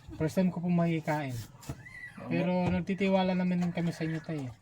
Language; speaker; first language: Filipino; non-native, local second language; Cebuano